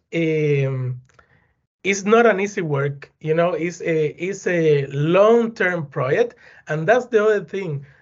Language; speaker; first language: English; non-native, fluent; Spanish